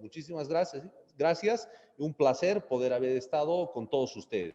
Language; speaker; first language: Spanish; native; Spanish